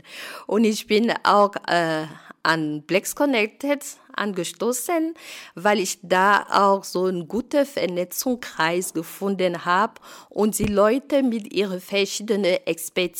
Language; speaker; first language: German; non-native, fluent; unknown